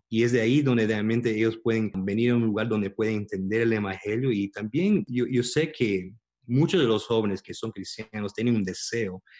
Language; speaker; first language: Spanish; early bilingual, heritage; Spanish